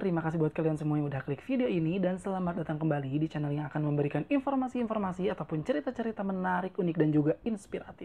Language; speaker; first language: Indonesian; native; Indonesian